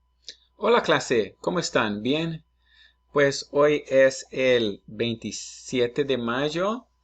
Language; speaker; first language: Spanish; non-native, fluent; English